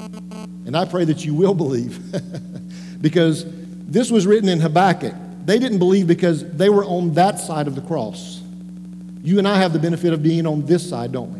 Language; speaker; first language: English; native; English